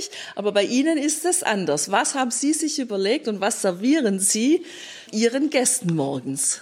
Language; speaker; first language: German; native; German